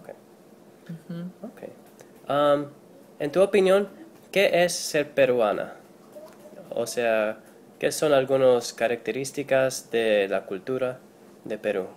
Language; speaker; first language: Spanish; non-native, learner; English